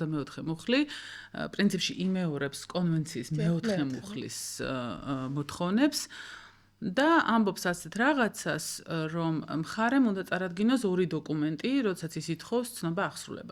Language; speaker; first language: Georgian; native; Georgian